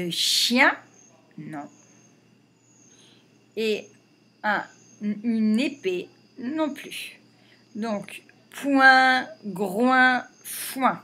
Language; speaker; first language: French; native; French